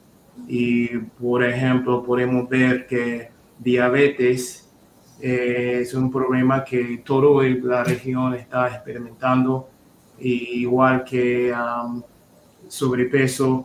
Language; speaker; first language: Spanish; non-native, fluent; English